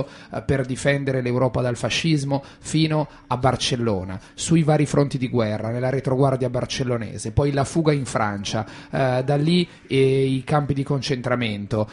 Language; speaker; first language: Italian; native; Italian